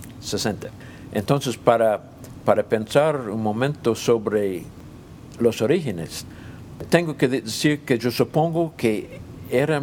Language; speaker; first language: Spanish; non-native, fluent; English